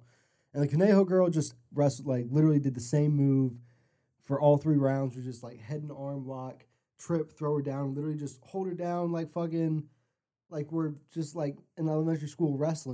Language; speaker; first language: English; native; English